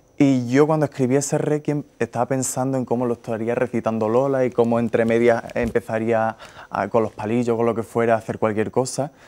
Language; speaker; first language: Spanish; native; Spanish